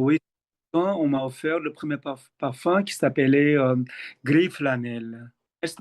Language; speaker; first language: French; non-native, fluent; Korean